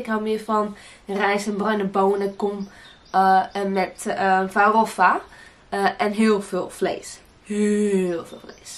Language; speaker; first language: Dutch; early bilingual, other home language; Portuguese